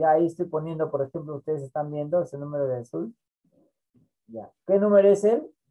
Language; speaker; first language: Spanish; native; Spanish